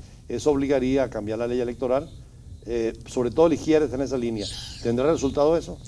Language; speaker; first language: Spanish; native; Spanish